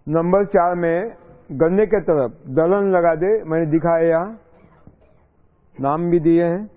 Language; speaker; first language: Hindi; non-native, local second language; Marathi